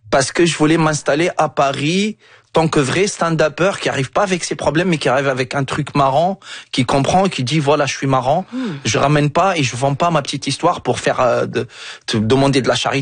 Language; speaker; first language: French; non-native, local second language; Arabic